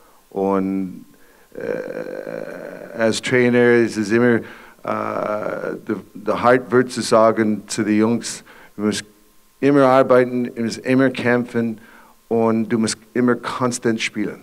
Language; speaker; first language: German; non-native, fluent; English